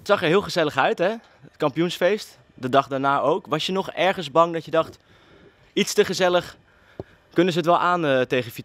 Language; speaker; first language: Dutch; native; Dutch